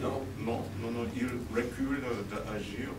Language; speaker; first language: French; non-native, fluent; English